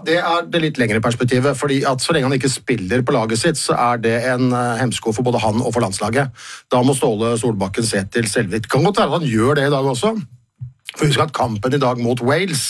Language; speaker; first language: Norwegian; native; Norwegian